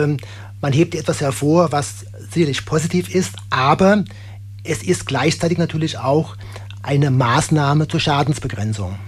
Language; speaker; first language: German; native; German